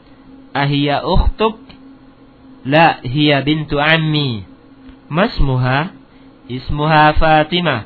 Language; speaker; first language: Arabic; non-native, fluent; Indonesian